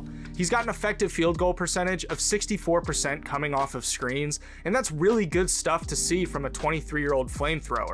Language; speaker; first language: English; native; English